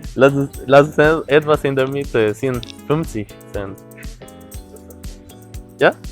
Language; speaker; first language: German; non-native, learner; Spanish